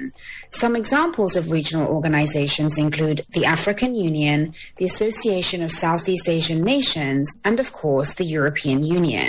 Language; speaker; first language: English; native; English